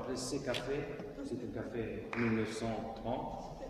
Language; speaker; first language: French; non-native, learner; Romanian